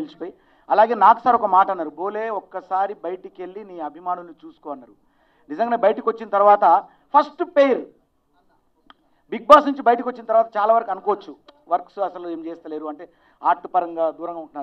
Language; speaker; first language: Telugu; native; Telugu